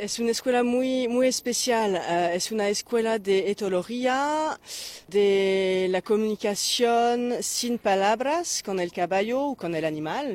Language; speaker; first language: Spanish; non-native, fluent; French